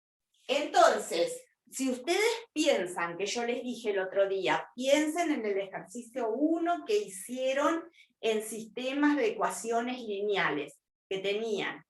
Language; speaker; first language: Spanish; native; Spanish